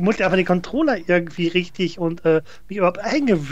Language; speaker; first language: German; native; German